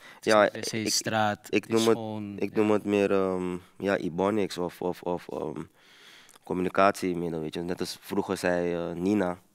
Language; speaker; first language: Dutch; early bilingual, other home language; Papiamento